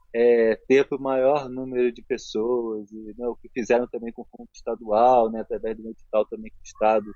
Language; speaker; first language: Portuguese; native; Portuguese